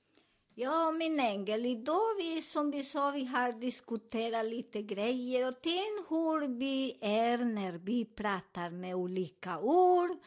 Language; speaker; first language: Swedish; non-native, fluent; Spanish